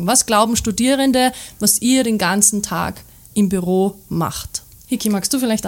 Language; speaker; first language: German; native; German